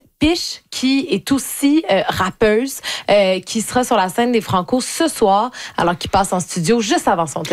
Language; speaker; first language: French; native; French